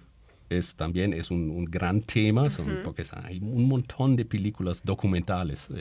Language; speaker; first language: Spanish; non-native, fluent; German